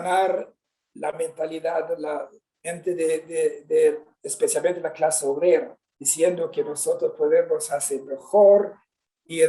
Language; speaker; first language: Spanish; non-native, fluent; Swedish